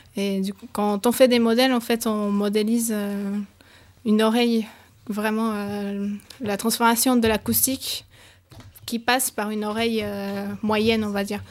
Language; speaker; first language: French; non-native, fluent; Spanish